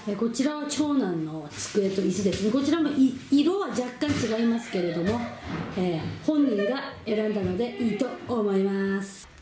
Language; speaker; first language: Japanese; non-native, fluent; Korean